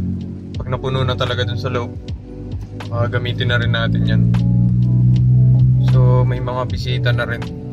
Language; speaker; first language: Filipino; native; Filipino